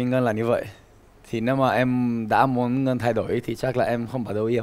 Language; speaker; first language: Vietnamese; non-native, fluent; Romanian